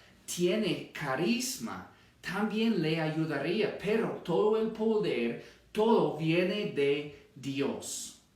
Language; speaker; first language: Spanish; non-native, fluent; English